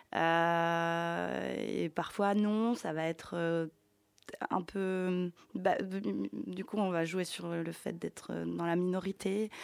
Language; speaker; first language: French; early bilingual, other home language; Ukrainian